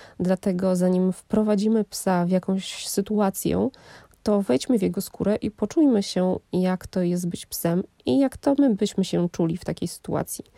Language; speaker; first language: Polish; native; Polish